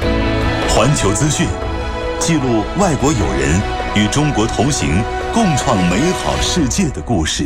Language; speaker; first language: Chinese; native; Chinese